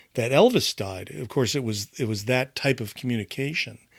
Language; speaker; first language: English; native; English